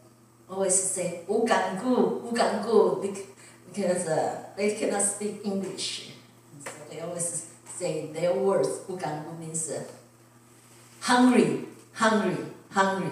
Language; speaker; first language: English; non-native, learner; Chinese